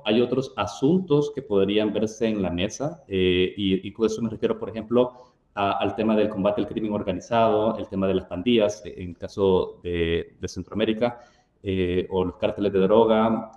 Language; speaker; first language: Spanish; native; Spanish